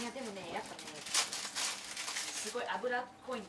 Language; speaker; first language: Japanese; native; Japanese